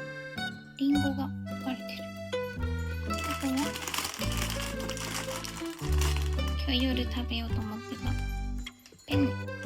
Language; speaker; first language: Japanese; native; Japanese